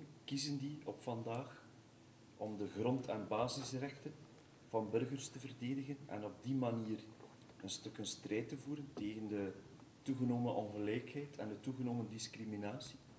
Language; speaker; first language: Dutch; native; Dutch